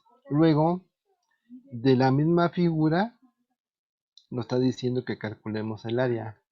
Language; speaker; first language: Spanish; native; Spanish